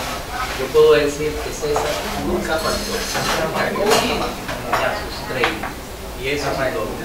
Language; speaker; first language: Spanish; native; Spanish